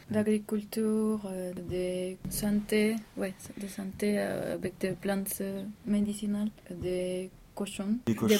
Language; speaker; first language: French; non-native, learner; Spanish